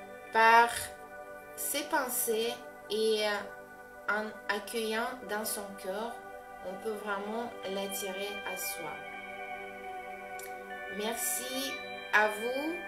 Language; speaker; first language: French; non-native, fluent; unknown